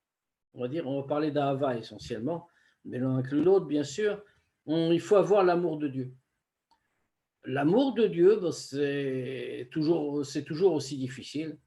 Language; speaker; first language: French; native; French